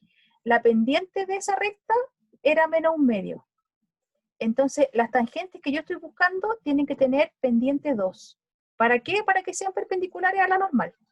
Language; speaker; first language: Spanish; native; Spanish